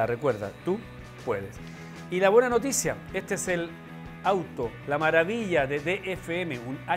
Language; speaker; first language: Spanish; native; Spanish